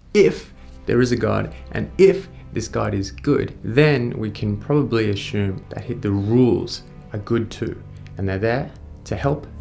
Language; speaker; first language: English; native; English